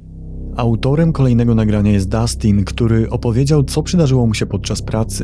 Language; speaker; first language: Polish; native; Polish